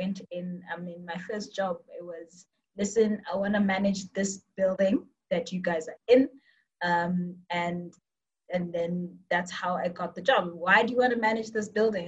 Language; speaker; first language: English; non-native, local second language; Tswana